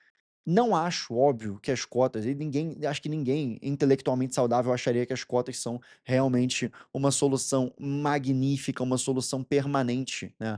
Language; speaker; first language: Portuguese; native; Portuguese